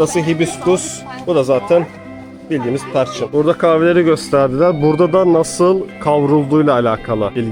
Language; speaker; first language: Turkish; native; Turkish